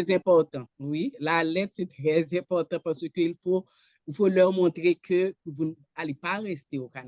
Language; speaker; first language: French; non-native, local second language; Haitian Creole